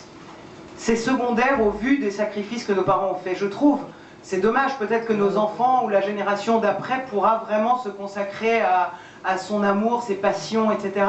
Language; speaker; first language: French; early bilingual, other home language; Persian